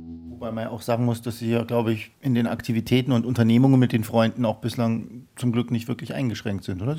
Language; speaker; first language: German; native; German